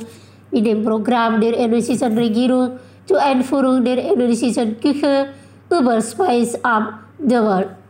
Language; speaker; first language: German; non-native, learner; Indonesian